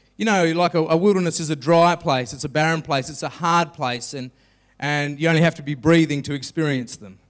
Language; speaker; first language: English; native; English